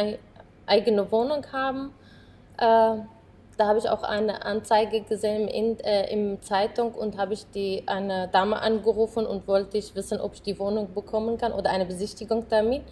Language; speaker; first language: German; non-native, fluent; Arabic